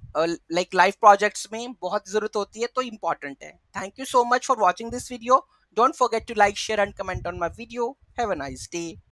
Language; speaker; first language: Hindi; native; Hindi